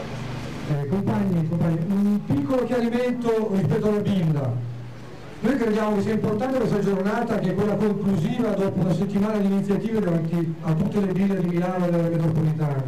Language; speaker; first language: Italian; native; Italian